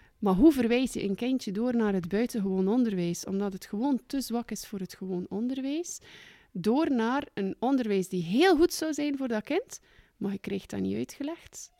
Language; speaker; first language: Dutch; native; Dutch